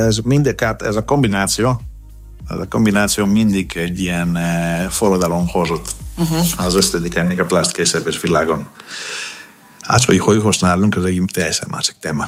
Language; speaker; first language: Hungarian; non-native, fluent; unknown